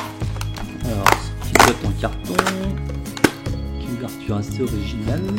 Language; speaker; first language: French; native; French